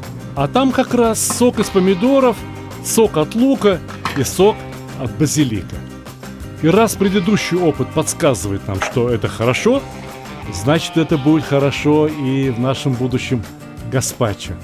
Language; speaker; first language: Russian; native; Russian